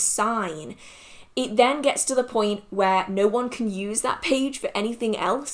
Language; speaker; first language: English; native; English